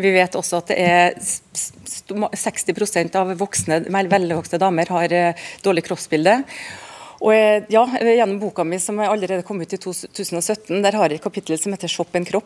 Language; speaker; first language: Norwegian; native; Norwegian